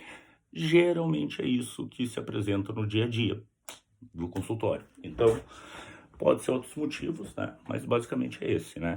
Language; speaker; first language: Portuguese; native; Portuguese